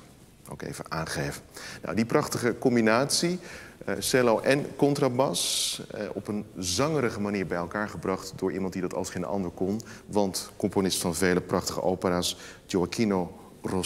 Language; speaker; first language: Dutch; native; Dutch